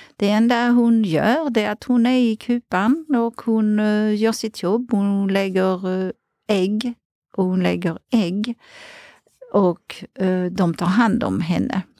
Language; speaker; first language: Swedish; non-native, fluent; French